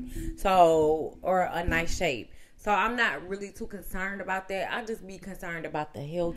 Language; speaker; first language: English; native; English